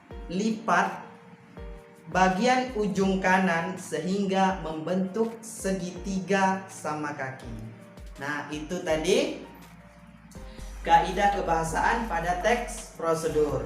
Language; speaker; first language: Indonesian; native; Indonesian